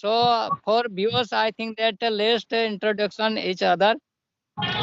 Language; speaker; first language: English; non-native, learner; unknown